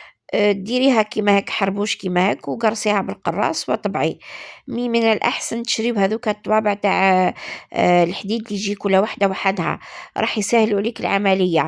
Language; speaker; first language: Arabic; native; Arabic